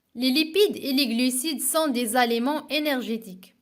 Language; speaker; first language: French; non-native, local second language; Arabic